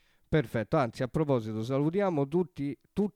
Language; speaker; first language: Italian; native; Italian